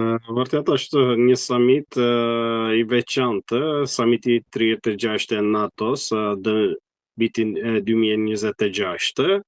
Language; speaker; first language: Albanian; non-native, fluent; Turkish